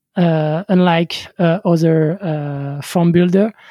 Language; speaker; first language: English; non-native, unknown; French